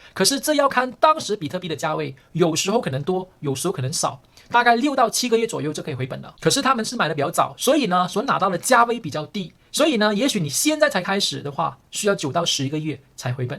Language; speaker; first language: Chinese; early bilingual, heritage; Chinese